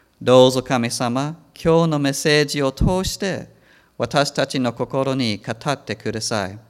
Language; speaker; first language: Japanese; non-native, fluent; English